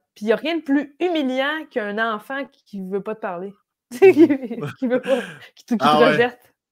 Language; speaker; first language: French; native; French